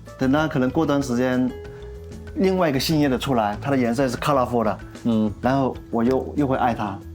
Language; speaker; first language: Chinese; native; Chinese